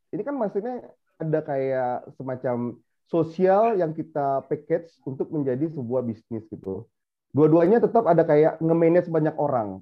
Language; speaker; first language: Indonesian; non-native, local second language; Minangkabau